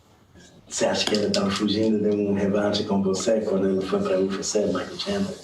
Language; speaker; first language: Portuguese; non-native, learner; English